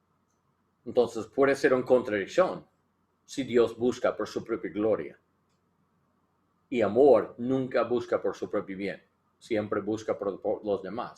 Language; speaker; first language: Spanish; non-native, learner; English